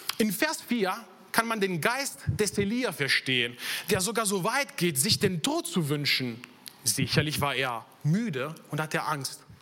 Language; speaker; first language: German; non-native, fluent; Italian